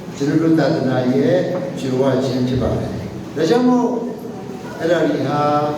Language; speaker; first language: Burmese; non-native, local second language; Hakha Chin